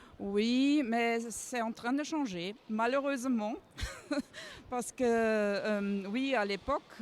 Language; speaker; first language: French; non-native, fluent; German